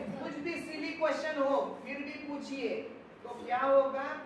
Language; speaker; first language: Hindi; non-native, local second language; Marathi